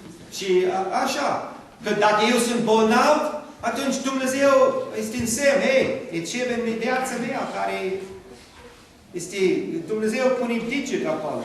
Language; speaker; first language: Romanian; non-native, learner; English